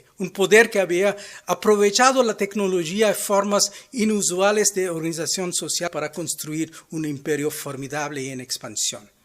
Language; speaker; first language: Spanish; non-native, fluent; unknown